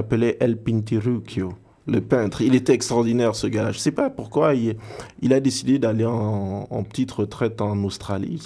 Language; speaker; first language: French; native; French